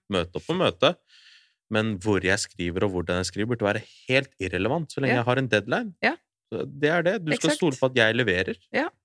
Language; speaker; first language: Norwegian; early bilingual, other home language; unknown